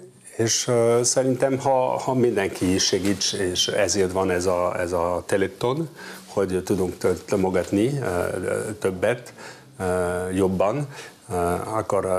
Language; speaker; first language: Hungarian; non-native, learner; French